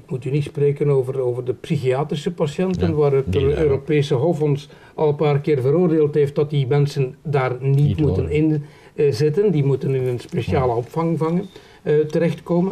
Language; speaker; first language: Dutch; native; Dutch